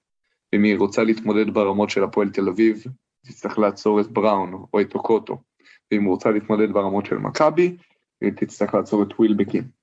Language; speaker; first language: Hebrew; native; Hebrew